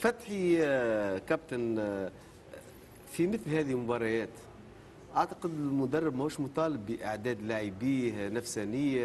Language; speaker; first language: Arabic; native; Arabic